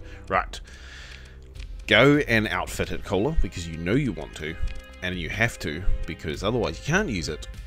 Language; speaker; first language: English; native; English